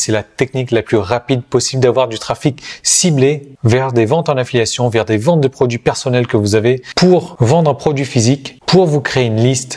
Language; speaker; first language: French; native; French